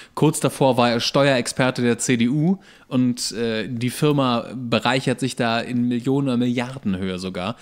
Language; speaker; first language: German; native; German